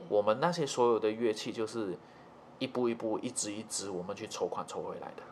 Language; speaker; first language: Chinese; native; Chinese